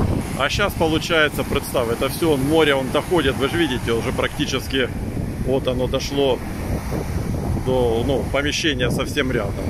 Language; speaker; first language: Russian; native; Russian